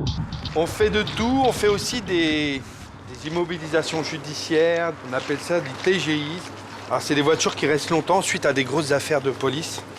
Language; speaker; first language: French; native; French